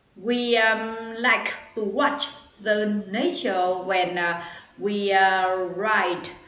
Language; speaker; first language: English; non-native, learner; Vietnamese